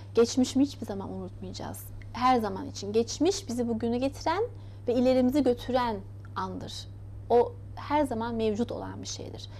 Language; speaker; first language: Turkish; early bilingual, heritage; Turkish